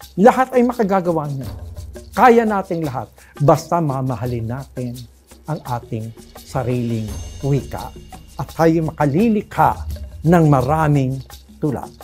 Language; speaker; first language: Filipino; native; Filipino